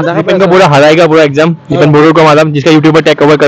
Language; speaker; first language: Hindi; non-native, local second language; Assamese